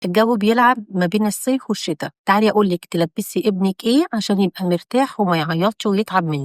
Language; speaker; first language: Arabic; native; Arabic